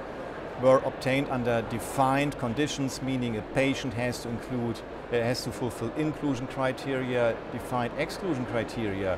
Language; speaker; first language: English; non-native, fluent; German